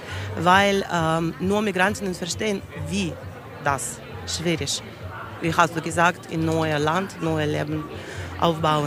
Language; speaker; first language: German; non-native, learner; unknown